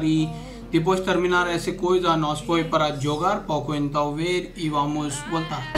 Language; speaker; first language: Portuguese; non-native, learner; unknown